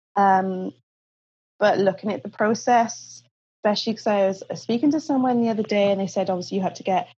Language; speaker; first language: English; native; English